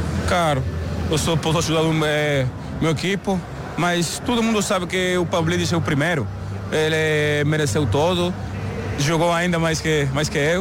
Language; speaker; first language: Portuguese; non-native, learner; Spanish